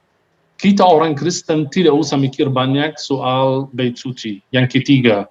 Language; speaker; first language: Indonesian; non-native, fluent; Hebrew